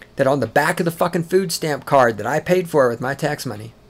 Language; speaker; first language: English; native; English